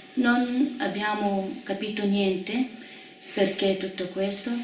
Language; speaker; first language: Italian; non-native, fluent; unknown